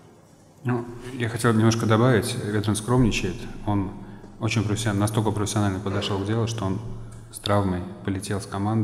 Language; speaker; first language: Russian; native; Russian